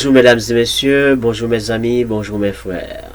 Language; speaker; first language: French; non-native, local second language; Haitian Creole